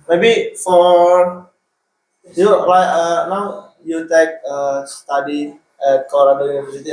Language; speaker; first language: English; non-native, learner; Indonesian